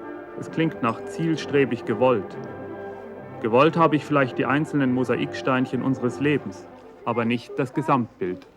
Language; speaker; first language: German; native; German